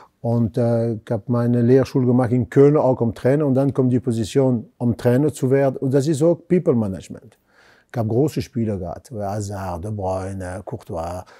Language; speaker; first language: German; non-native, fluent; French